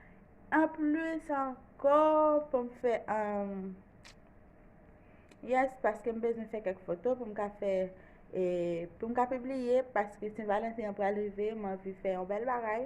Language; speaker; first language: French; non-native, local second language; Haitian Creole